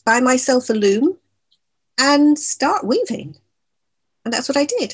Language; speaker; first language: English; native; English